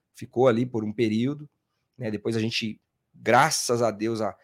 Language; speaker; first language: Portuguese; native; Portuguese